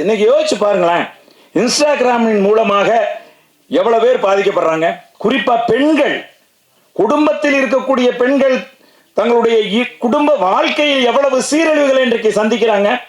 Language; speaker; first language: Tamil; native; Tamil